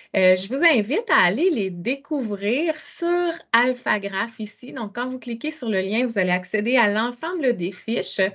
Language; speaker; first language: French; native; French